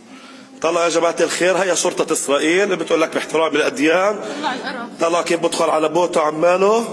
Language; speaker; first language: Arabic; native; Arabic